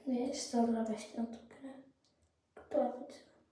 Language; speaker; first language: Estonian; early bilingual, heritage; Estonian